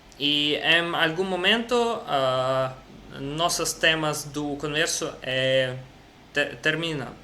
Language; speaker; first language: Portuguese; non-native, learner; Russian